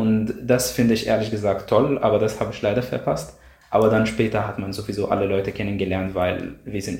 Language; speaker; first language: German; non-native, fluent; Arabic